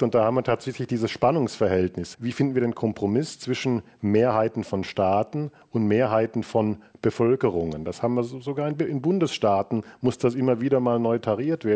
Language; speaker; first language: German; native; German